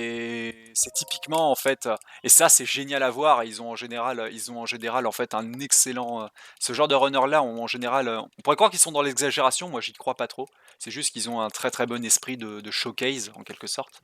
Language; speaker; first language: French; native; French